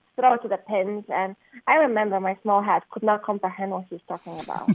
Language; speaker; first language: English; non-native, fluent; Polish